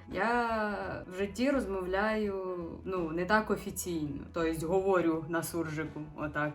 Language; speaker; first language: Ukrainian; native; Ukrainian